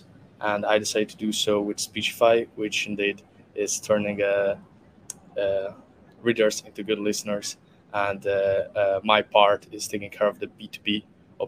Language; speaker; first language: English; non-native, fluent; Italian